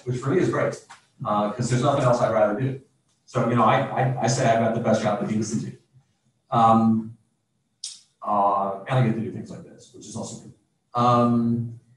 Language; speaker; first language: English; native; English